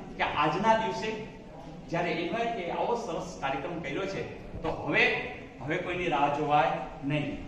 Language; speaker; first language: Gujarati; native; Gujarati